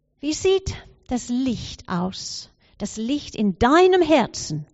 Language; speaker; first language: German; non-native, fluent; English